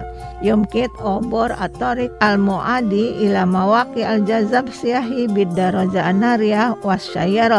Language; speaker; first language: Arabic; non-native, fluent; Indonesian